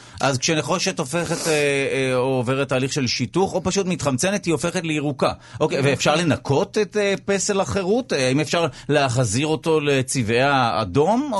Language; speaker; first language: Hebrew; native; Hebrew